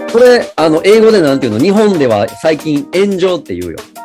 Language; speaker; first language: Japanese; native; Japanese